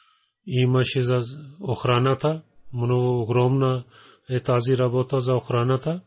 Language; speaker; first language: Bulgarian; non-native, learner; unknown